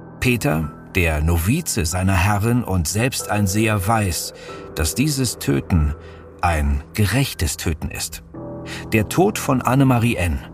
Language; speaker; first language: German; native; German